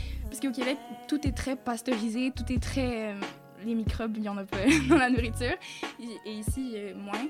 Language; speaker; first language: French; native; French